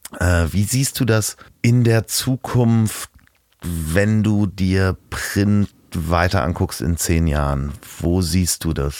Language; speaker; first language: German; native; German